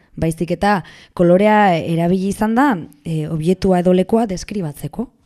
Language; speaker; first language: Basque; non-native, local second language; Spanish